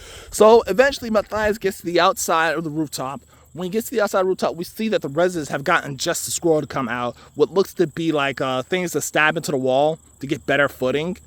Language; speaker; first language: English; native; English